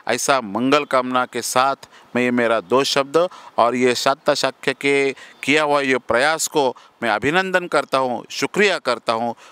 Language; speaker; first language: Hindi; non-native, local second language; Marathi